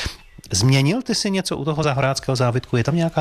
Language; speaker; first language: Czech; native; Czech